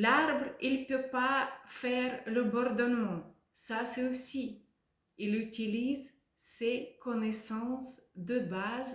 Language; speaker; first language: French; non-native, fluent; Russian